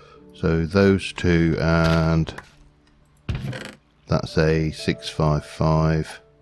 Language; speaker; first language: English; native; English